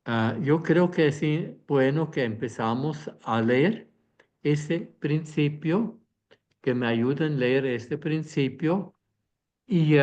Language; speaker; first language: Spanish; non-native, fluent; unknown